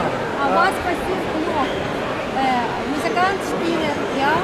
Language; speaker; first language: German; non-native, learner; Russian